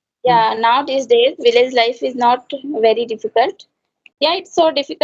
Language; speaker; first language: English; non-native, learner; Hindi